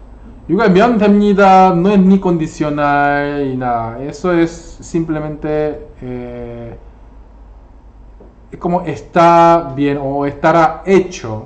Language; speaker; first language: Spanish; non-native, fluent; Korean